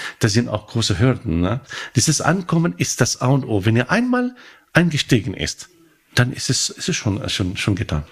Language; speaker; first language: German; non-native, fluent; Arabic